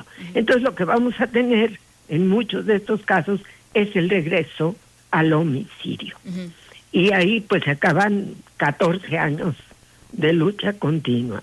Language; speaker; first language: Spanish; native; Spanish